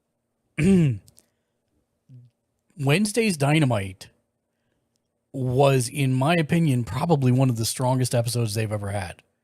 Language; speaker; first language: English; native; English